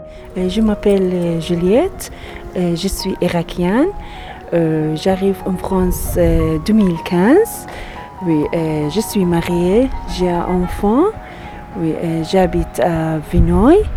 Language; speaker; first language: French; non-native, learner; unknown